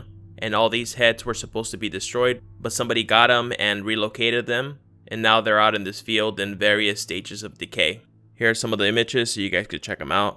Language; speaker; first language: English; native; English